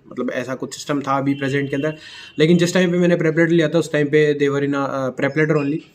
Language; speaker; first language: Hindi; native; Hindi